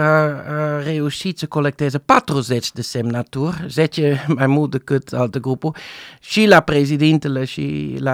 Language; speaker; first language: Romanian; non-native, fluent; Dutch